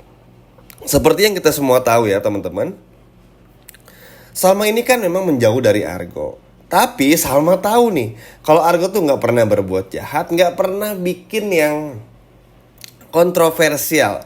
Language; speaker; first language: Indonesian; native; Indonesian